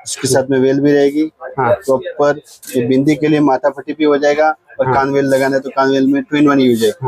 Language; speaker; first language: Hindi; non-native, local second language; Marathi